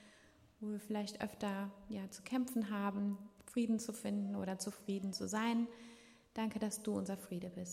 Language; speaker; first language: German; native; German